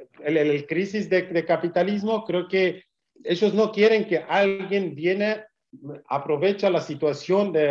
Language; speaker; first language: Spanish; non-native, learner; Kurdish